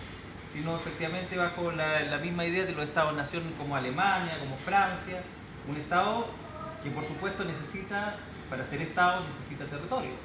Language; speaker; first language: Spanish; native; Spanish